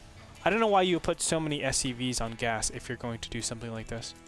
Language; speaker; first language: English; native; English